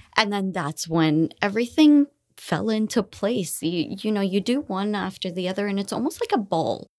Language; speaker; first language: English; early bilingual, other home language; Arabic